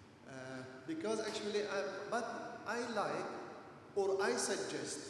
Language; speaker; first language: English; non-native, fluent; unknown